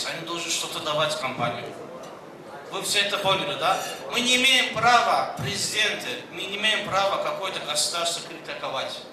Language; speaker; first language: Russian; non-native, fluent; Azerbaijani